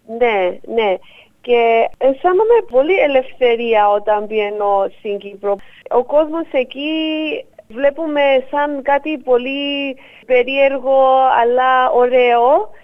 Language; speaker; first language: Greek; early bilingual, heritage; Greek